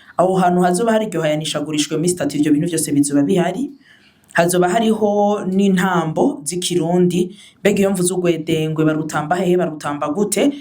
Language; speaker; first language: Rundi; native; Rundi